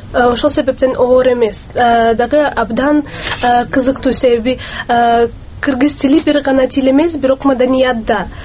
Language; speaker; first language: Kyrgyz; non-native, local second language; Russian